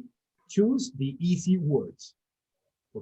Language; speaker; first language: English; non-native, fluent; Spanish